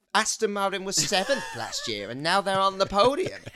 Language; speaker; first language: English; native; English